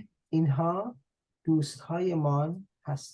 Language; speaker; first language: Persian; non-native, fluent; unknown